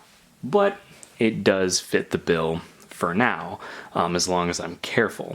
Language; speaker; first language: English; native; English